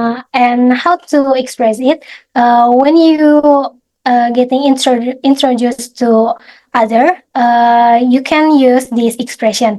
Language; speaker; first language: English; non-native, fluent; Indonesian